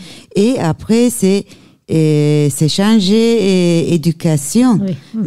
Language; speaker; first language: French; non-native, learner; Turkish